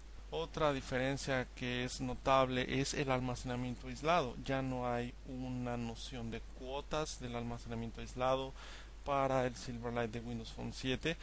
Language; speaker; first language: Spanish; native; Spanish